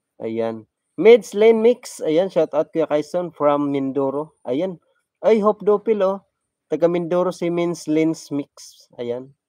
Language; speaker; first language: Filipino; non-native, local second language; Cebuano